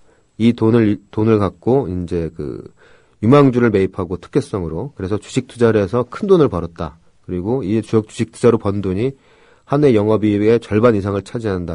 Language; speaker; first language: Korean; native; Korean